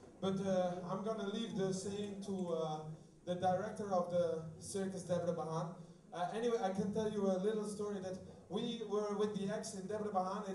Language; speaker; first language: English; non-native, fluent; Dutch